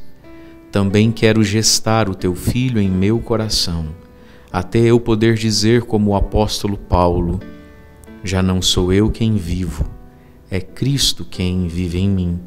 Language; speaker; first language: Portuguese; native; Portuguese